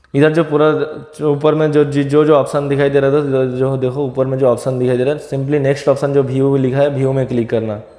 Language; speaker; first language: Hindi; non-native, local second language; Bangla